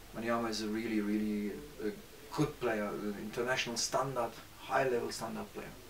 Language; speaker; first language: English; non-native, fluent; Turkish